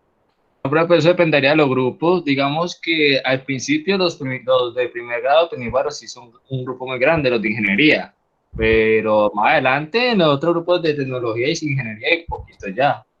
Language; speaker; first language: Spanish; native; Spanish